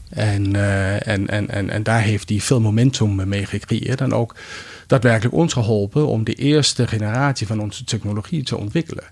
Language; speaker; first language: Dutch; non-native, fluent; Danish